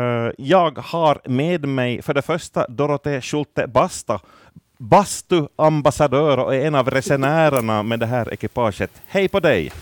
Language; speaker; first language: Swedish; native; Swedish